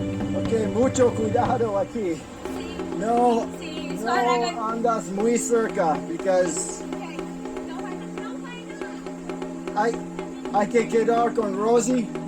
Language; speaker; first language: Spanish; non-native, learner; English